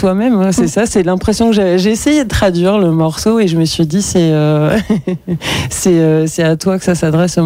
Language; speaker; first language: French; native; French